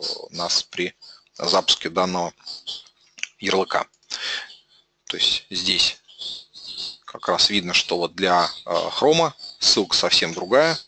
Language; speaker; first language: Russian; native; Russian